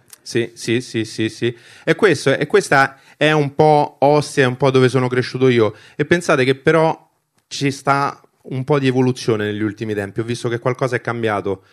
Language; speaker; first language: Italian; early bilingual, other home language; Albanian